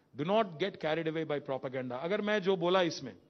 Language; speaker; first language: Hindi; non-native, local second language; Telugu